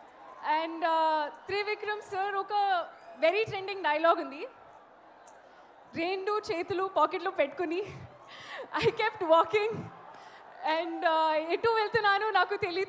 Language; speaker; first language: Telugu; non-native, learner; Hindi